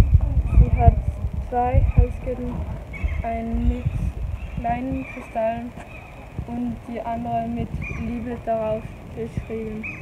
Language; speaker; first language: German; non-native, learner; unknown